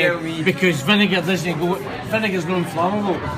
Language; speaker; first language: English; native; English